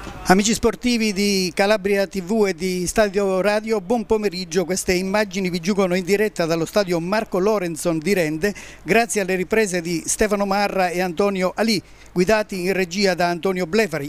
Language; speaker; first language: Italian; native; Italian